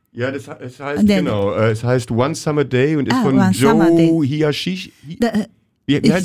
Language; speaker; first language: German; native; German